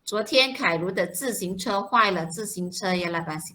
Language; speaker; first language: Chinese; non-native, fluent; Malay